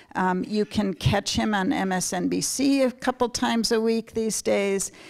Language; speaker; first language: English; native; English